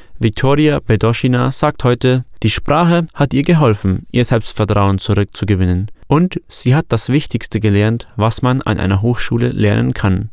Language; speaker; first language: German; native; German